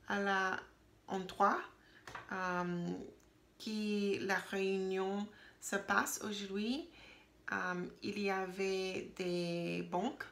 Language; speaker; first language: French; non-native, learner; English